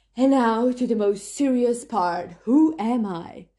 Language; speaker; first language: English; non-native, fluent; Slovenian